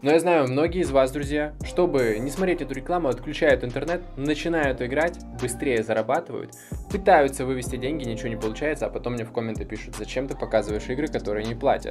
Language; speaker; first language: Russian; native; Russian